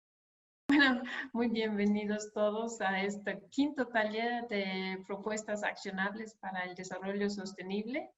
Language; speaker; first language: Spanish; non-native, fluent; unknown